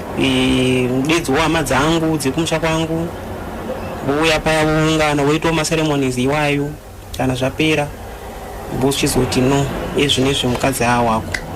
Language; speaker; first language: Shona; non-native, fluent; Luba-Lulua